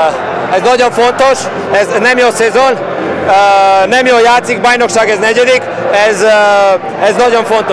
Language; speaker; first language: Hungarian; non-native, learner; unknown